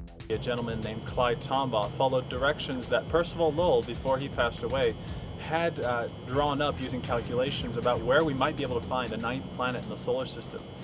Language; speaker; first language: English; native; English